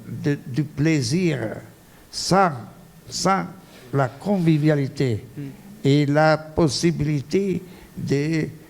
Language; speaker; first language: French; non-native, fluent; Italian